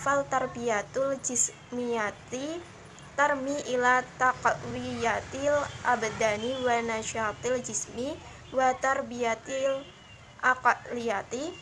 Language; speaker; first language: Arabic; non-native, learner; Indonesian